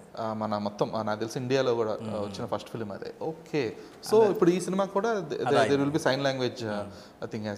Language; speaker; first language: Telugu; native; Telugu